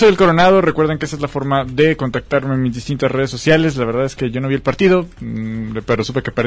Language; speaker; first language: Spanish; native; Spanish